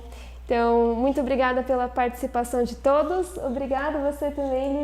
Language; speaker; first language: Portuguese; native; Portuguese